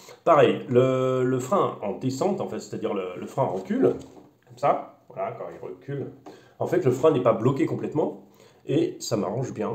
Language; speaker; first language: French; native; French